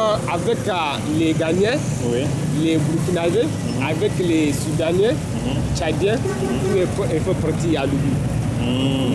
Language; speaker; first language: French; non-native, learner; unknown